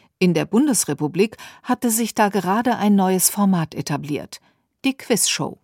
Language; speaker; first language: German; native; German